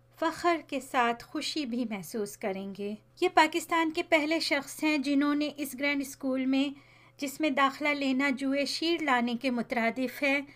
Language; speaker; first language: Urdu; native; Urdu